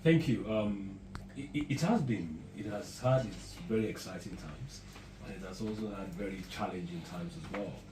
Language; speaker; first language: English; non-native, local second language; Yoruba